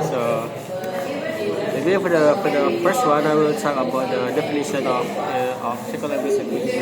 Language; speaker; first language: English; non-native, learner; Indonesian